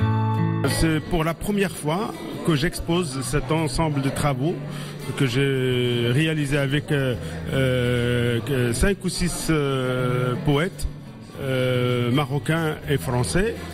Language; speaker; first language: French; non-native, local second language; Arabic